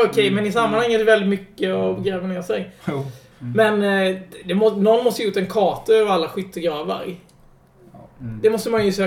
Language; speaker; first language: Swedish; native; Swedish